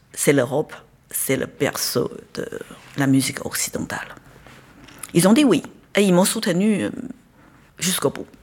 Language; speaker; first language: French; non-native, fluent; Chinese